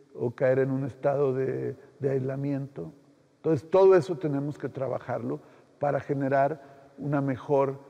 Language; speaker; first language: Spanish; native; Spanish